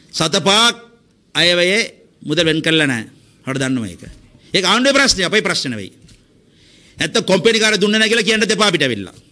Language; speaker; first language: Sinhala; non-native, local second language; Tamil